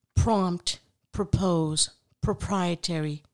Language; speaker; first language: English; non-native, local second language; Urdu